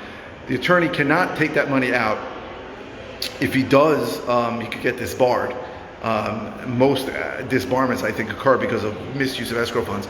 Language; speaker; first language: English; native; English